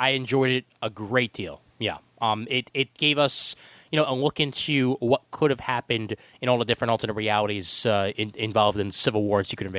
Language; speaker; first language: English; native; English